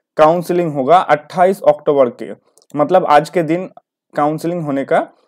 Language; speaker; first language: Hindi; non-native, local second language; Bangla